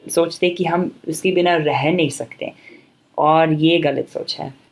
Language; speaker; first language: Hindi; non-native, fluent; English